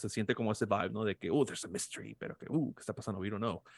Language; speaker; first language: Spanish; early bilingual, heritage; Spanish